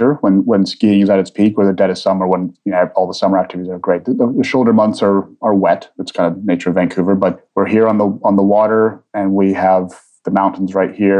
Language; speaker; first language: English; native; English